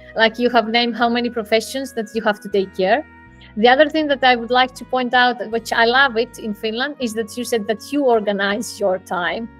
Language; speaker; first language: English; non-native, fluent; Greek